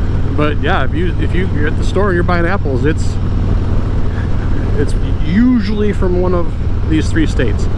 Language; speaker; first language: English; native; English